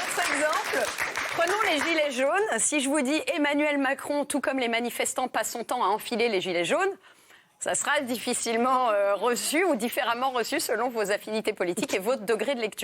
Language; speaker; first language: French; native; French